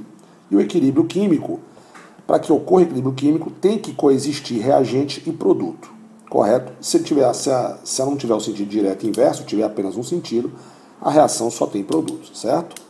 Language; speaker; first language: Portuguese; native; Portuguese